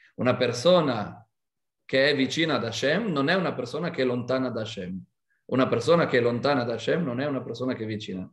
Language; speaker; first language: Italian; non-native, fluent; Hebrew